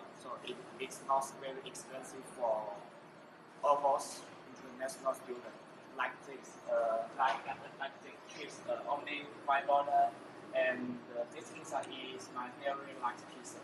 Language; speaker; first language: English; non-native, learner; Chinese